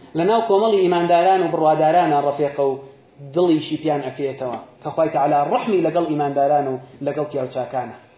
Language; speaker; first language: Central Kurdish; native; Central Kurdish